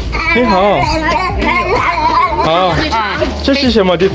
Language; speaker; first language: Chinese; non-native, learner; English